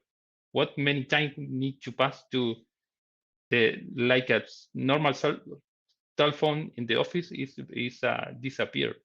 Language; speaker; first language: English; non-native, learner; Spanish